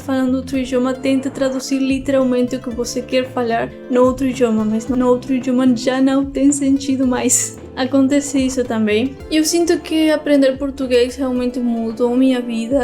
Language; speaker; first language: Portuguese; non-native, fluent; Spanish